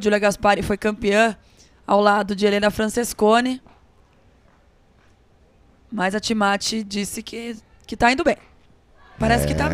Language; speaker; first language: Portuguese; native; Portuguese